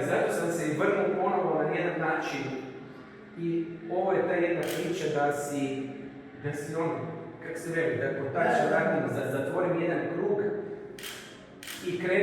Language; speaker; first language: Croatian; native; Croatian